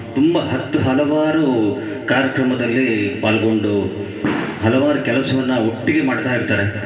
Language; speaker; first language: Kannada; native; Kannada